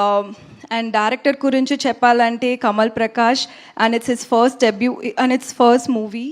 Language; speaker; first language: Telugu; non-native, learner; Tamil